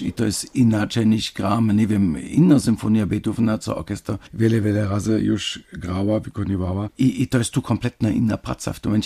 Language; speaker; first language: Polish; non-native, fluent; German